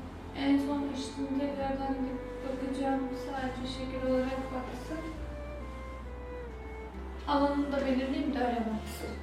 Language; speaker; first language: Turkish; native; Turkish